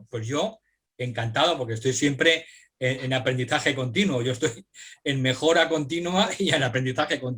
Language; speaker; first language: Spanish; native; Spanish